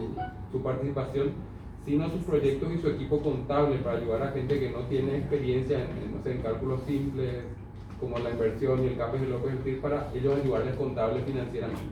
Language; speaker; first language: Spanish; native; Spanish